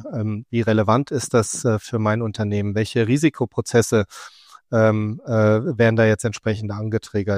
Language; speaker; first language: German; native; German